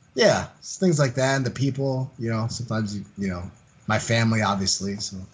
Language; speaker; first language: English; native; English